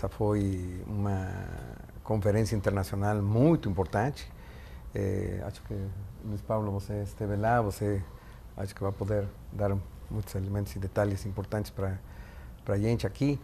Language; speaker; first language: Portuguese; non-native, fluent; Spanish